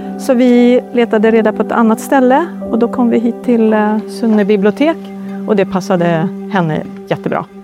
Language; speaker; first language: Swedish; native; Swedish